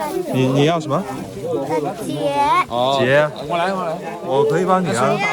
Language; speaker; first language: Chinese; non-native, learner; Cantonese